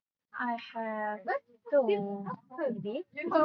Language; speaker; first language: English; non-native, learner; Indonesian